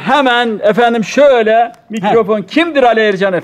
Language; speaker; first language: Turkish; native; Turkish